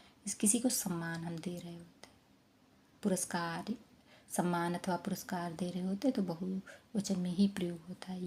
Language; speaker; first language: Hindi; native; Hindi